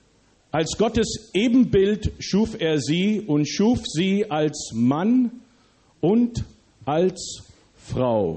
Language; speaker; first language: German; early bilingual, other home language; English